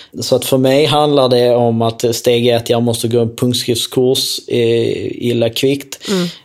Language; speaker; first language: Swedish; early bilingual, other home language; Albanian